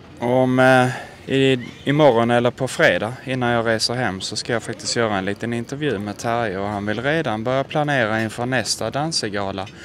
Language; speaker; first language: Swedish; native; Swedish